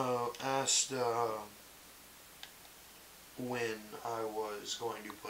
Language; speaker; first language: English; native; English